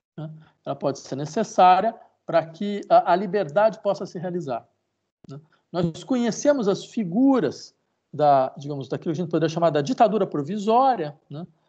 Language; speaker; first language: Portuguese; native; Portuguese